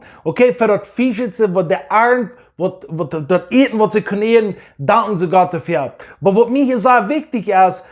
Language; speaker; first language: German; non-native, learner; English